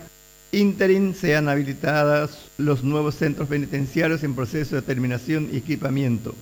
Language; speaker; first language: Spanish; native; Spanish